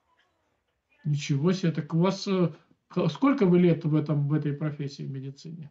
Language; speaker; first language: Russian; native; Russian